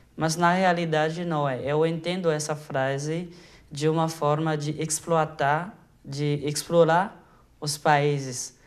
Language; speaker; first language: Portuguese; non-native, fluent; Haitian Creole